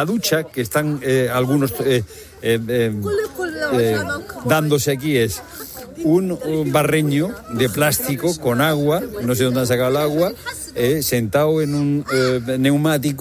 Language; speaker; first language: Spanish; native; Spanish